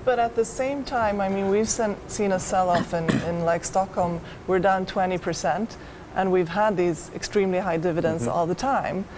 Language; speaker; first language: English; non-native, fluent; Swedish